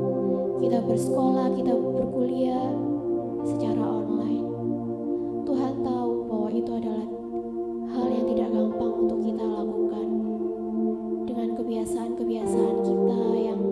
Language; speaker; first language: Indonesian; native; Indonesian